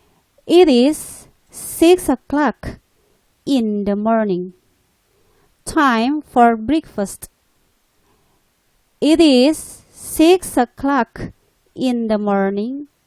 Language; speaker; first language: English; non-native, learner; Indonesian